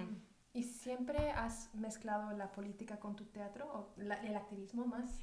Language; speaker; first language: Spanish; early bilingual, other home language; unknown